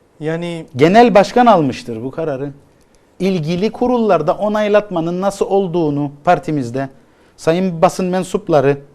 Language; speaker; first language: Turkish; native; Turkish